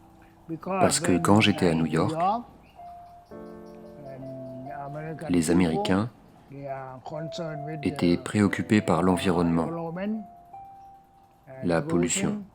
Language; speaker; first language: French; non-native, learner; Thai